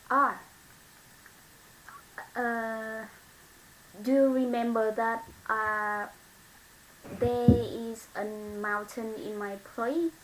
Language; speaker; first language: English; non-native, learner; Vietnamese